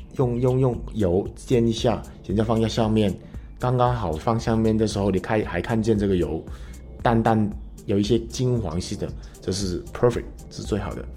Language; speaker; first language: Chinese; non-native, local second language; Cantonese